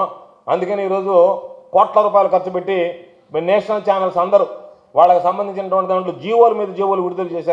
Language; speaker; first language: Telugu; native; Telugu